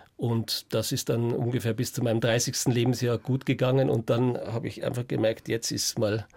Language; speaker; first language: German; native; German